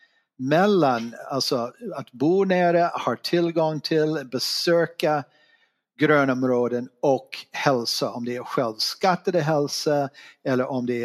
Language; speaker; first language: Swedish; non-native, fluent; English